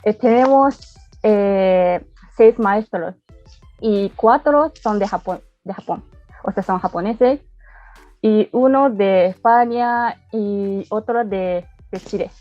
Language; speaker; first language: Spanish; non-native, fluent; Japanese